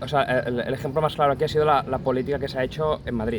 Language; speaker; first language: Spanish; non-native, local second language; Catalan